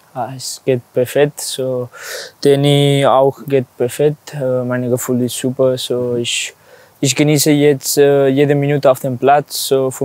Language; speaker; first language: German; non-native, learner; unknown